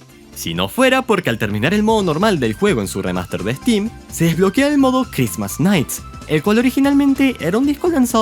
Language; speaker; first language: Spanish; native; Spanish